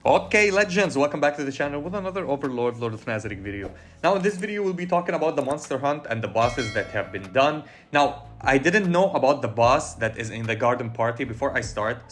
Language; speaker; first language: English; non-native, fluent; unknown